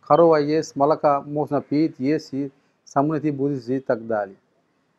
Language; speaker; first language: Russian; non-native, learner; Sinhala